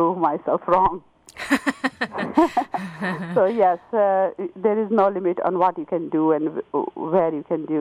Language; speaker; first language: English; non-native, local second language; Hindi